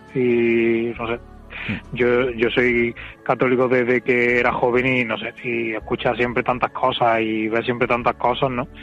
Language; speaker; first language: Spanish; native; Spanish